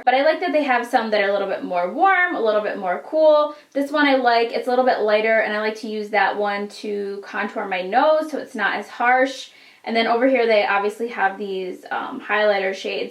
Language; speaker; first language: English; native; English